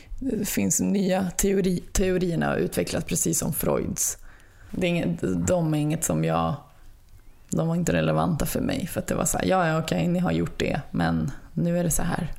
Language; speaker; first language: Swedish; early bilingual, other home language; Lithuanian